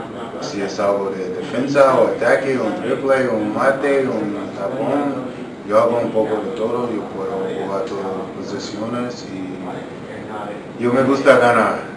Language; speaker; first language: Spanish; non-native, learner; English